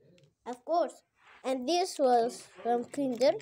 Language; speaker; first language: English; non-native, learner; Arabic